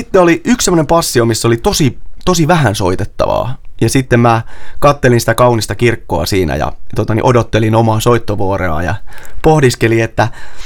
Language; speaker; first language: Finnish; native; Finnish